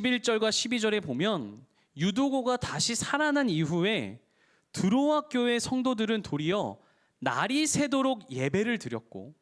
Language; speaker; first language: Korean; native; Korean